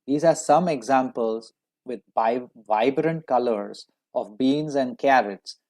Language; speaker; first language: English; non-native, local second language; Marathi